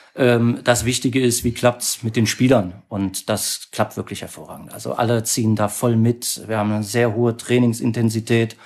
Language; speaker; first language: German; native; German